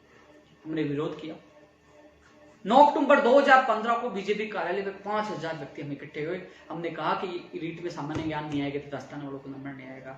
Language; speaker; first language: Hindi; native; Hindi